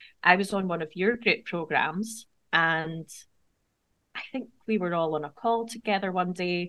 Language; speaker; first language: English; native; English